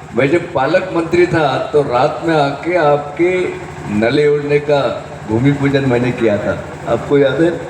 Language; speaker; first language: Hindi; non-native, local second language; Marathi